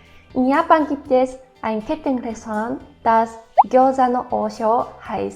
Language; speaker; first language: German; non-native, fluent; Japanese